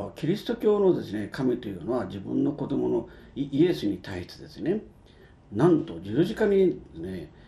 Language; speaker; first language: Japanese; native; Japanese